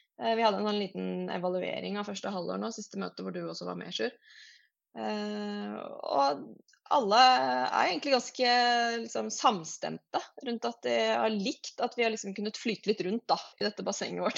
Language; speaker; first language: Norwegian; native; Norwegian